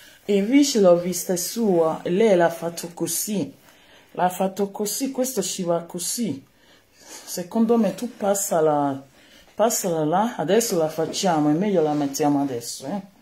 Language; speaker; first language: Italian; non-native, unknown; Bini